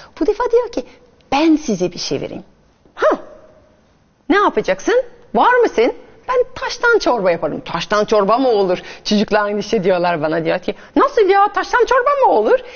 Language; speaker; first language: Turkish; non-native, fluent; French